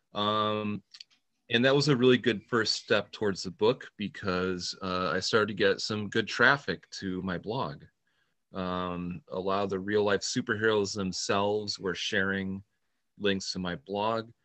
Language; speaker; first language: English; native; English